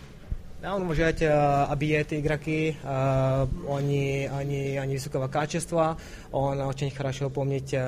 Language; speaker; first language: Russian; non-native, fluent; Czech